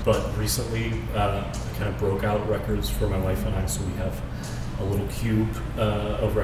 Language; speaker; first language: English; native; English